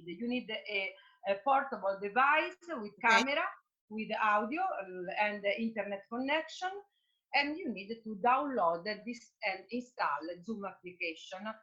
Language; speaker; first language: English; non-native, fluent; Italian